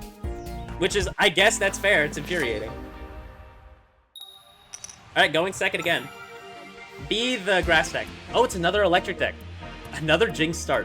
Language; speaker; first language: English; native; English